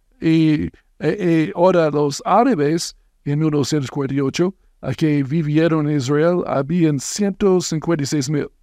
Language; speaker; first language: Spanish; non-native, fluent; English